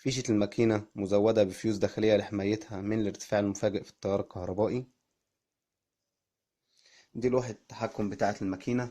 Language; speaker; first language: Arabic; native; Arabic